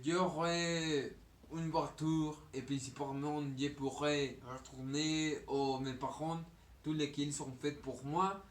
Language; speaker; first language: French; non-native, learner; Spanish